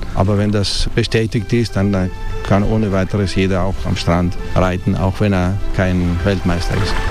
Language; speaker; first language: German; non-native, fluent; Italian